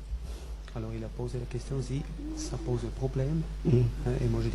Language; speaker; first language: French; non-native, fluent; German